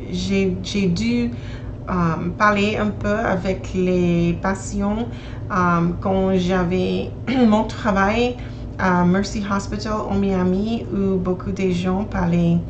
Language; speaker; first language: French; non-native, learner; English